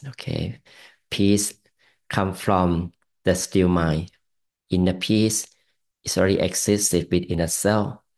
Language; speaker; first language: English; non-native, fluent; Thai